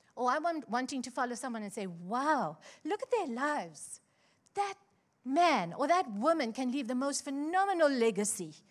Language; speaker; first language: English; native; English